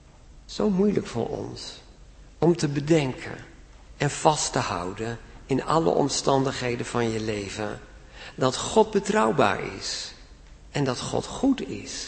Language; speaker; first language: Dutch; native; Dutch